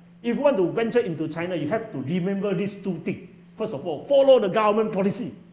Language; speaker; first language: English; non-native, local second language; Chinese